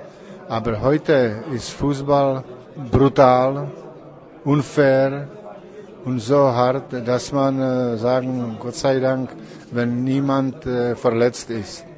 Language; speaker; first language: German; non-native, learner; Czech